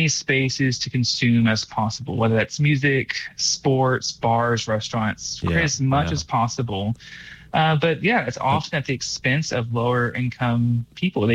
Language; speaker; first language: English; native; English